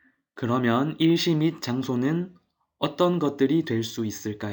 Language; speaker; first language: Korean; native; Korean